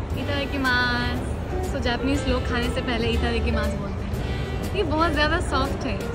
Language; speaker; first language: Hindi; non-native, local second language; Bangla